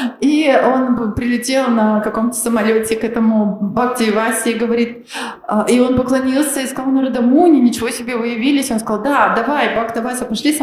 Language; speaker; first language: Russian; native; Russian